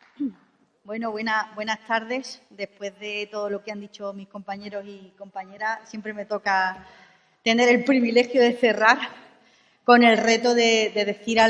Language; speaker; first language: Spanish; native; Spanish